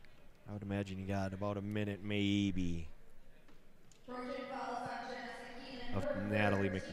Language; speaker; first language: English; native; English